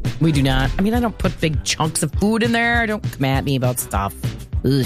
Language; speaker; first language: English; native; English